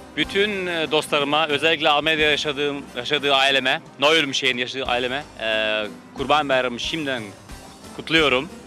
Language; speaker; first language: Turkish; early bilingual, heritage; Turkish